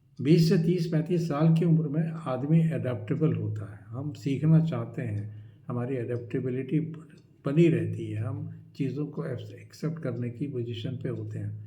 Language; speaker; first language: Hindi; non-native, local second language; Marathi